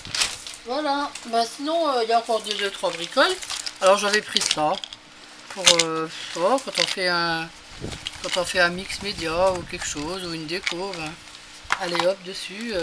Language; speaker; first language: French; native; French